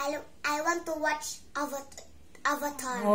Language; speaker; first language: English; early bilingual, heritage; English